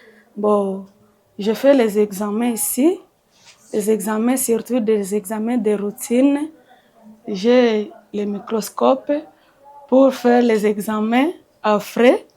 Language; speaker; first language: French; non-native, local second language; Swahili